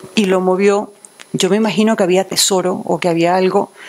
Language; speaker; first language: Spanish; native; Spanish